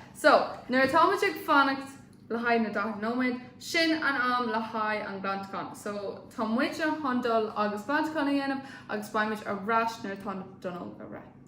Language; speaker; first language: Irish; non-native, local second language; English